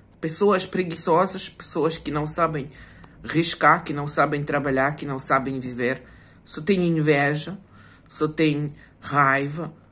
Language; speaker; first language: Portuguese; non-native, fluent; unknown